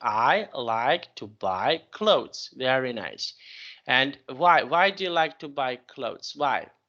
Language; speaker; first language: English; non-native, fluent; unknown